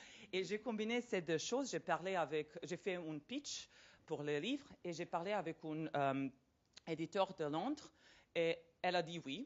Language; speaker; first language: French; non-native, fluent; Serbian